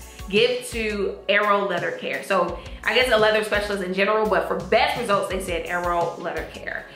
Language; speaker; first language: English; native; English